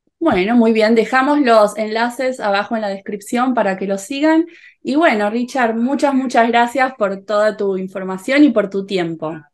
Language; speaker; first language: Spanish; native; Spanish